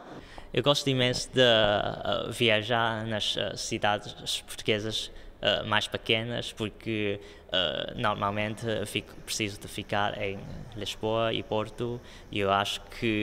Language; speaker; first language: Portuguese; non-native, local second language; Chinese